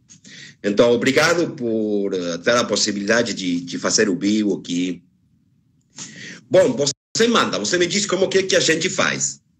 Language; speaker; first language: Portuguese; non-native, fluent; Spanish